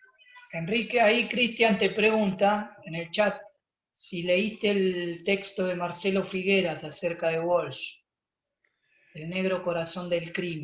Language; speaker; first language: Spanish; native; Spanish